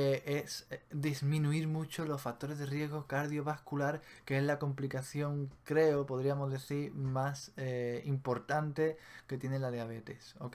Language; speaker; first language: Spanish; native; Spanish